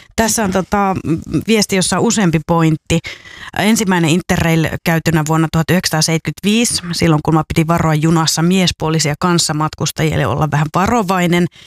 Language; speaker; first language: Finnish; native; Finnish